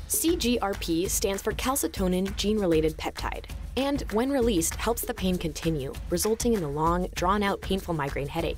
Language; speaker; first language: English; native; English